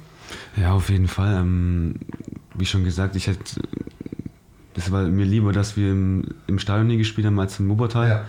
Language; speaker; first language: German; native; German